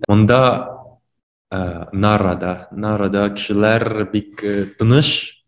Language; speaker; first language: Tatar; non-native, learner; Japanese